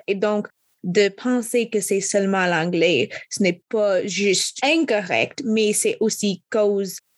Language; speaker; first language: French; non-native, local second language; English